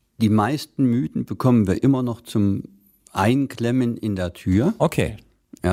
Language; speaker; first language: German; native; German